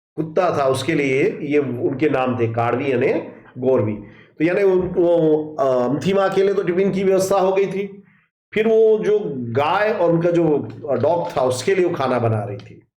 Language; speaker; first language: Hindi; non-native, local second language; Gujarati